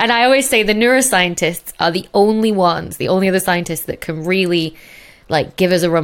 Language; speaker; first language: English; native; English